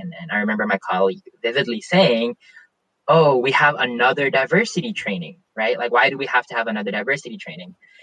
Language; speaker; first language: English; native; English